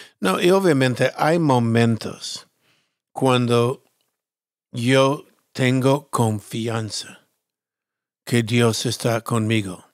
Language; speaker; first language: Spanish; non-native, fluent; English